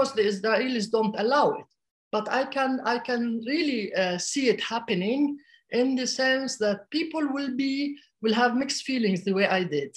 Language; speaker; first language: English; non-native, fluent; Arabic